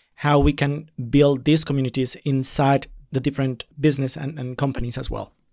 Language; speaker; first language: English; non-native, fluent; Spanish